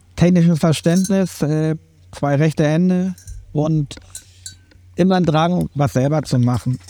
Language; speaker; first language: German; native; German